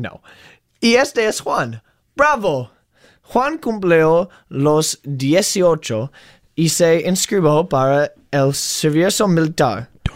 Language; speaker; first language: Spanish; non-native, learner; English